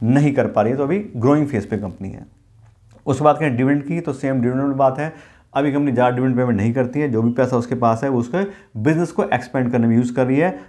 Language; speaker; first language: Hindi; native; Hindi